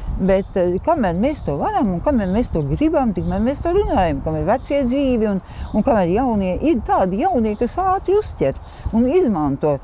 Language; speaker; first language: Latvian; native; Latvian